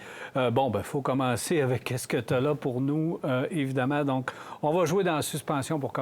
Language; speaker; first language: French; native; French